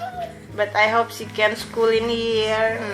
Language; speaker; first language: English; non-native, learner; Indonesian